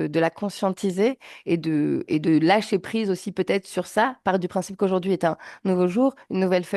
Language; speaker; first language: French; native; French